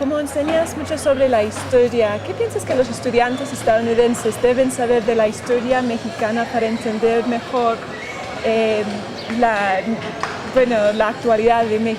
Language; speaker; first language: Spanish; non-native, fluent; English